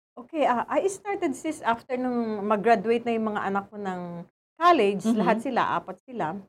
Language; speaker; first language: English; non-native, local second language; Filipino